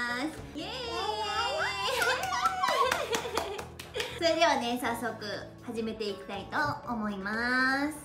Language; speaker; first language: Japanese; native; Japanese